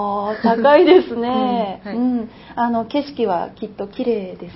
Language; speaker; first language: Japanese; native; Japanese